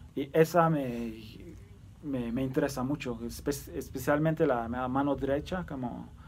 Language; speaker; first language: Spanish; early bilingual, other home language; Turkish